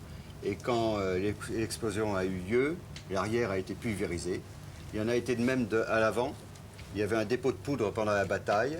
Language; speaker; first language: French; native; French